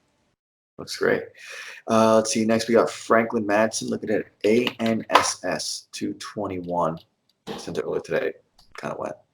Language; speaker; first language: English; native; English